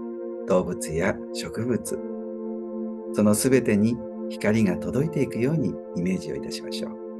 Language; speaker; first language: Japanese; native; Japanese